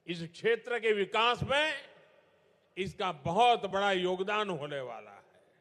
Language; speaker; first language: Hindi; non-native, local second language; Gujarati